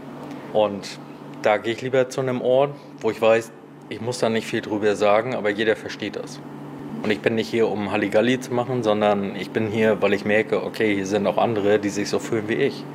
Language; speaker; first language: German; native; German